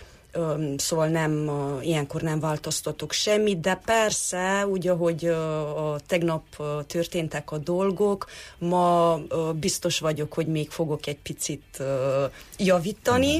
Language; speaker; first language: Hungarian; non-native, local second language; Romanian